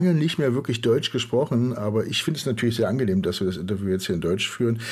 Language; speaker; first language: German; native; German